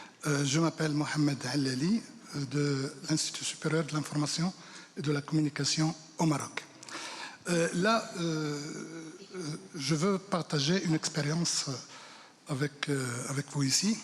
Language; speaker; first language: French; non-native, local second language; Arabic